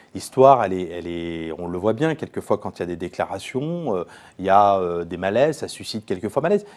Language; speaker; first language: French; native; French